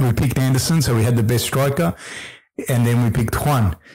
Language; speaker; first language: English; early bilingual, other home language; Spanish